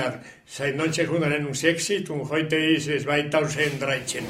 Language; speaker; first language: German; non-native, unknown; Spanish